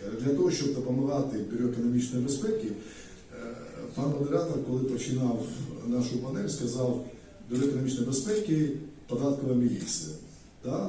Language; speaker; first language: Ukrainian; non-native, fluent; Georgian